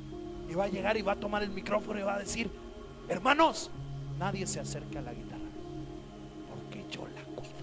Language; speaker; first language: Spanish; native; Spanish